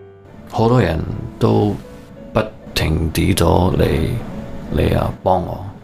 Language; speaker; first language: Cantonese; early bilingual, heritage; Cantonese